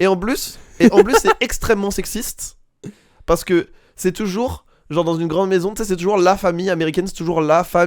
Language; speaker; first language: French; native; French